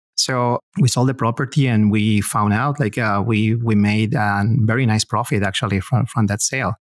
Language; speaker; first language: English; non-native, fluent; Spanish